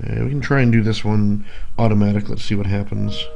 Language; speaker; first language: English; native; English